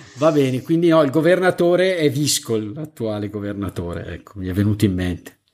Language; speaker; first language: Italian; native; Italian